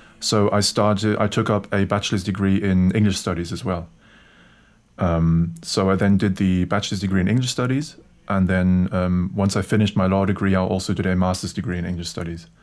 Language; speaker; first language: English; non-native, fluent; German